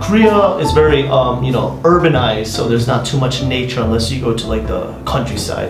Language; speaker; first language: English; native; English